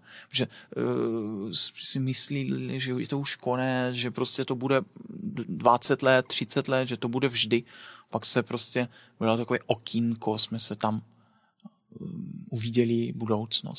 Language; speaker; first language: Czech; non-native, fluent; Belarusian